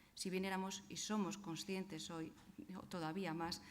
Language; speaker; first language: Spanish; non-native, local second language; Basque